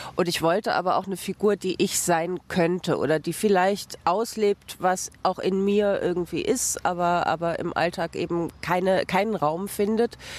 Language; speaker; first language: German; native; German